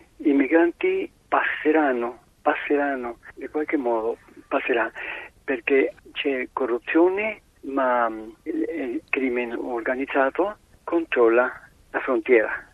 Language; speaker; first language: Italian; non-native, learner; Spanish